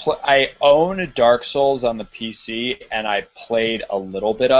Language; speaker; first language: English; native; English